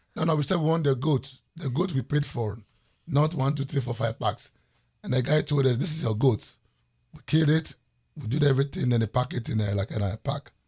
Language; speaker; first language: English; non-native, local second language; Ewe